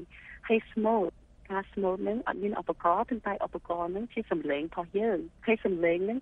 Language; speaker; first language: Khmer; early bilingual, heritage; Khmer